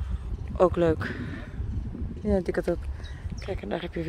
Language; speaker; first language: Dutch; native; Dutch